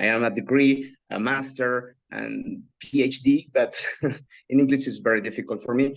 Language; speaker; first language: English; non-native, learner; Spanish